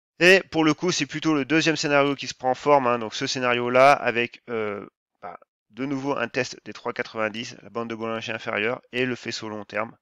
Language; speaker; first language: French; native; French